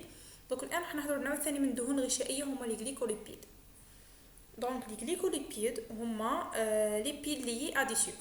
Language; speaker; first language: Arabic; native; Arabic